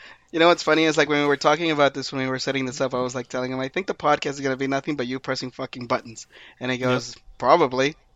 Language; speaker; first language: English; early bilingual, other home language; Spanish